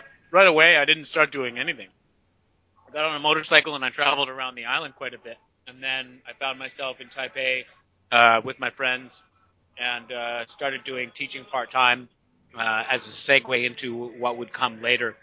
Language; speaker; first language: English; native; English